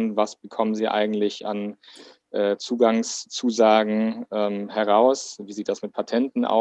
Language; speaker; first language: German; native; German